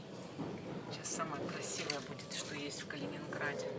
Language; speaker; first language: Russian; native; Russian